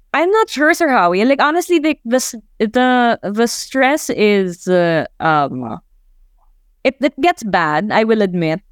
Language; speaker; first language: English; non-native, local second language; Chavacano